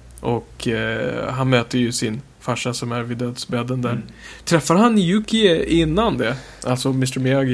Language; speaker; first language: Swedish; native; Swedish